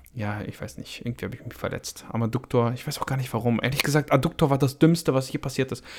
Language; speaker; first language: German; non-native, fluent; Russian